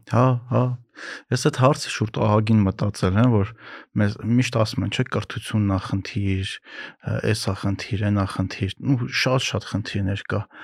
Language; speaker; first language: Armenian; native; Armenian